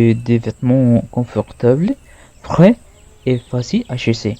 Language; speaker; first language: French; non-native, learner; Spanish